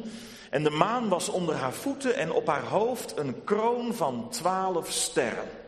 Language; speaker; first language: Dutch; native; Dutch